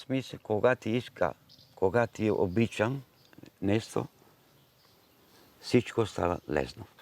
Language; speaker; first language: Bulgarian; non-native, learner; Italian